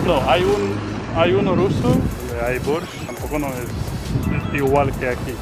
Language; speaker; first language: Spanish; non-native, fluent; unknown